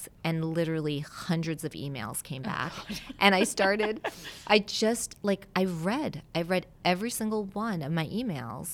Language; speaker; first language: English; native; English